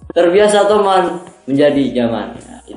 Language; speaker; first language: Indonesian; native; Indonesian